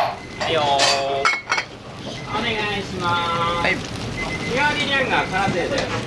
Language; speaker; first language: Japanese; native; Japanese